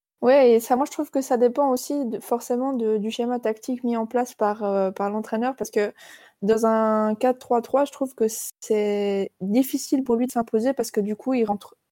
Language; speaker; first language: French; native; French